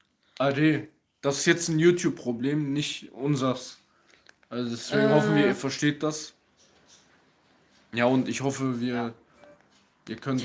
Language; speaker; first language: German; early bilingual, other home language; Kurdish